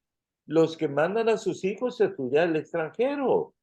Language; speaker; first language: Spanish; native; Spanish